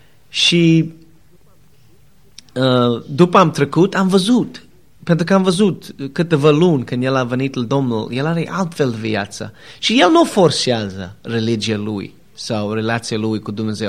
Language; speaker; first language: Romanian; non-native, learner; English